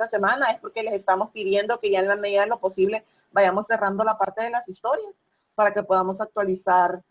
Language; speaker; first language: Spanish; native; Spanish